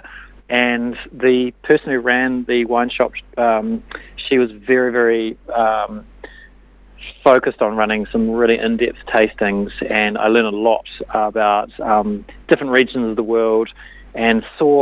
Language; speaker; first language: English; native; English